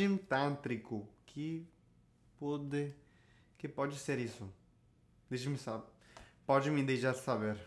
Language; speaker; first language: Portuguese; non-native, learner; Spanish